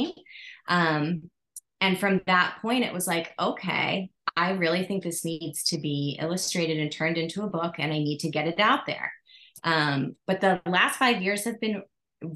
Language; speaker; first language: English; native; English